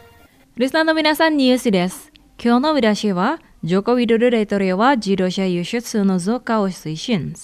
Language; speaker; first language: Japanese; non-native, fluent; Indonesian